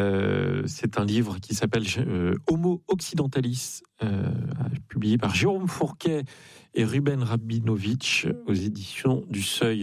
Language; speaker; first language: French; native; French